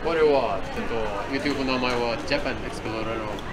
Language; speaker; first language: Japanese; non-native, learner; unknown